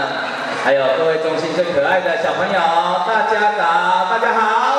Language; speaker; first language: Chinese; native; Chinese